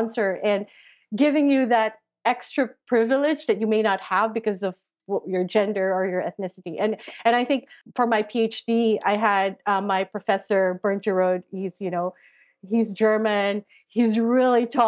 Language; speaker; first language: English; non-native, local second language; Filipino